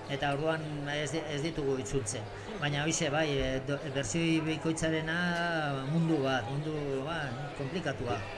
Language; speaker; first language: Basque; non-native, local second language; Spanish